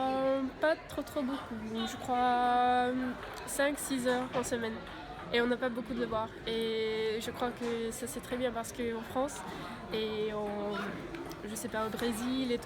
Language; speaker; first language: French; non-native, learner; Finnish